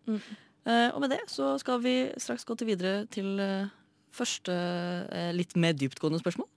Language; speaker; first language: Norwegian; native; Norwegian